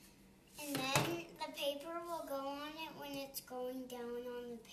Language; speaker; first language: English; native; English